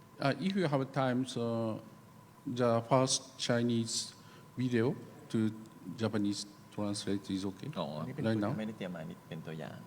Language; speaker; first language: English; non-native, learner; Japanese